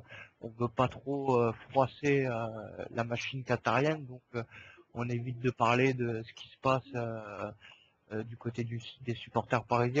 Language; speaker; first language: French; native; French